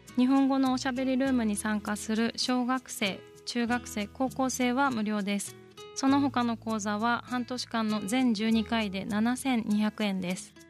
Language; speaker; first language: Japanese; native; Japanese